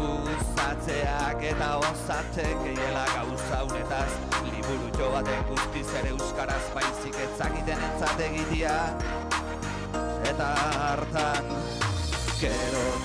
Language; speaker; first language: Basque; native; Basque